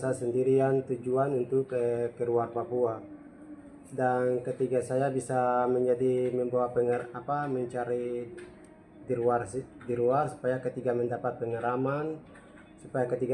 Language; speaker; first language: Indonesian; native; Indonesian